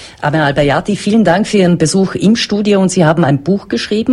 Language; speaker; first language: German; native; German